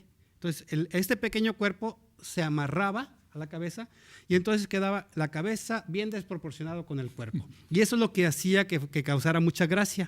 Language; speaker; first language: Spanish; native; Spanish